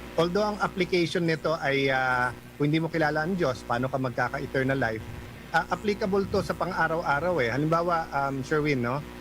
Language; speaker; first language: Filipino; native; Filipino